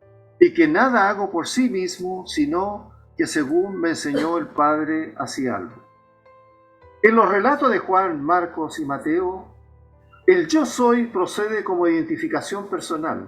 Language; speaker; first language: Spanish; native; Spanish